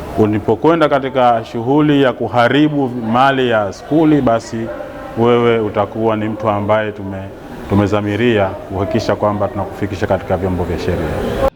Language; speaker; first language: Swahili; native; Swahili